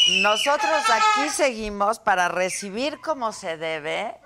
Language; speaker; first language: Spanish; native; Spanish